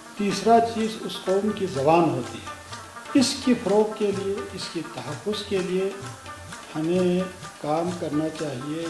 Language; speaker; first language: Urdu; non-native, local second language; Balti